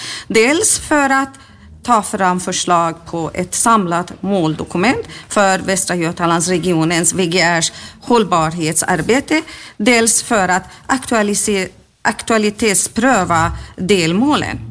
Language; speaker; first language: Swedish; native; Swedish